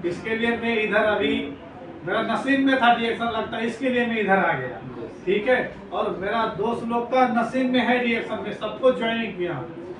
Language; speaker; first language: Hindi; non-native, learner; Nepali